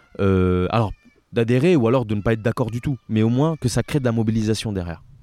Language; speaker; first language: French; non-native, fluent; Italian